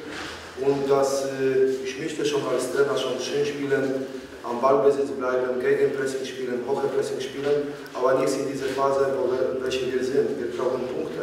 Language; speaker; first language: German; non-native, learner; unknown